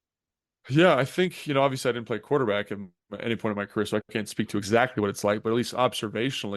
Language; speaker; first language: English; native; English